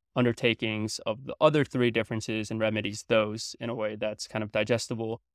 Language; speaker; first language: English; early bilingual, other home language; French